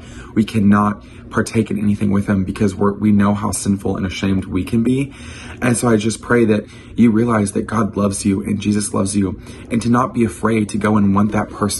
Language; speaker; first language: English; native; English